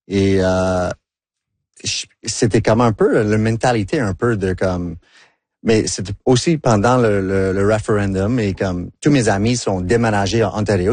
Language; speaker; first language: French; non-native, local second language; English